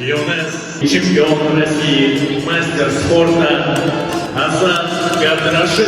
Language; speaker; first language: Russian; native; Russian